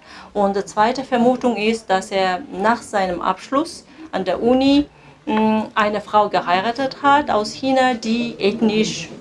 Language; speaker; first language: German; non-native, fluent; Kazakh